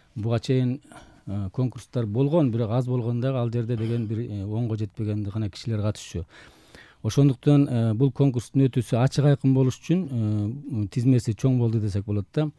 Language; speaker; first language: Kyrgyz; native; Kyrgyz